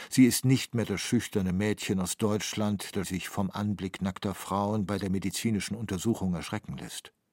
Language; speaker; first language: German; native; German